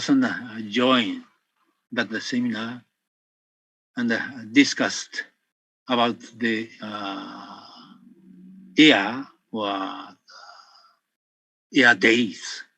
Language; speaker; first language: English; non-native, fluent; Japanese